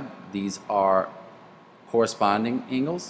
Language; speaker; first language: English; native; English